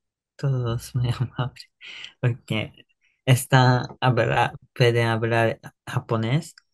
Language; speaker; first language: Spanish; non-native, learner; Japanese